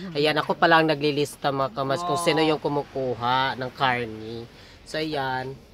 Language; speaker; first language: Filipino; non-native, local second language; Cebuano